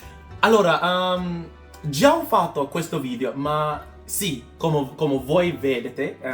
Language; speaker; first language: Italian; non-native, learner; English